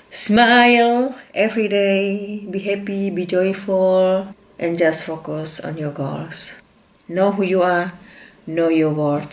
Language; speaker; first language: English; non-native, learner; Indonesian